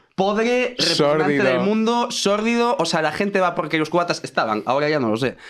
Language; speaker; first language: Spanish; native; Spanish